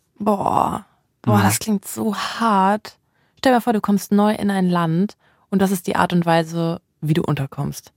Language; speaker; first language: German; native; German